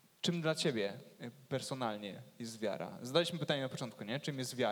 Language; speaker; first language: Polish; native; Polish